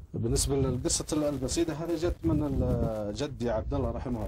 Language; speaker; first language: Arabic; native; Arabic